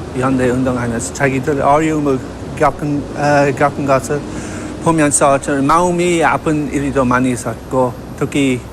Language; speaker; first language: Korean; non-native, fluent; English